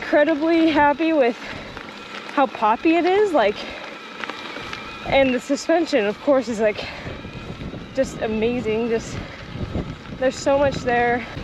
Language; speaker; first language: English; native; English